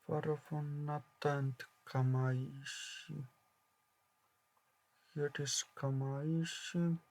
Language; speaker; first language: English; non-native, fluent; Polish